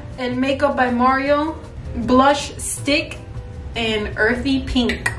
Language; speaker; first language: English; early bilingual, other home language; Spanish